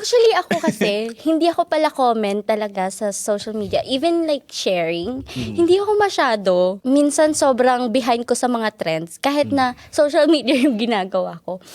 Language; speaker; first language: Filipino; native; Filipino